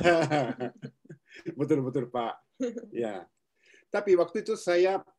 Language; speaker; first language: Indonesian; non-native, fluent; Japanese